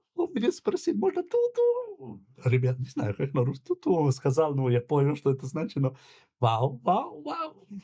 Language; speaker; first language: Russian; non-native, learner; Italian